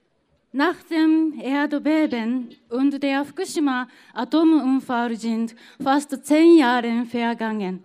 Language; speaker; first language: German; non-native, fluent; Japanese